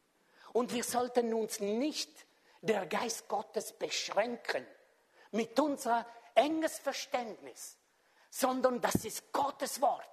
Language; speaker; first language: German; non-native, fluent; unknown